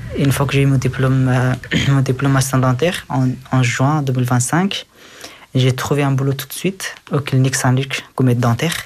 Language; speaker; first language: French; early bilingual, other home language; Persian